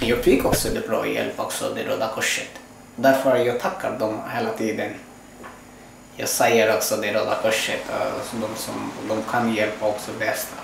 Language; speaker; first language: Swedish; non-native, learner; Bangla